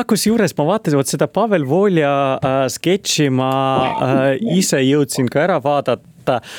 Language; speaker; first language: Estonian; non-native, local second language; Russian